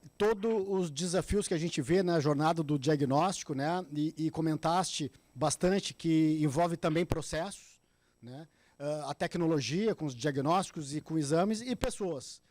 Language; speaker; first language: Portuguese; native; Portuguese